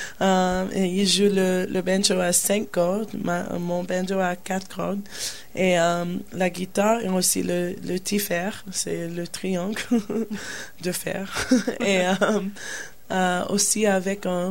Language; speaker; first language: French; non-native, learner; English